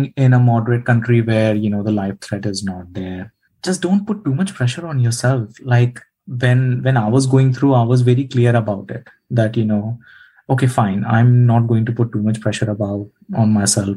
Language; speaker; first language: English; non-native, local second language; Hindi